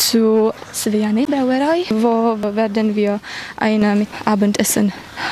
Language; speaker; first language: German; non-native, fluent; Czech